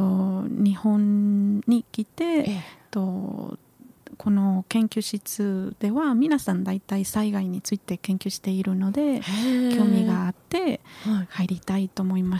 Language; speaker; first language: Japanese; non-native, learner; Spanish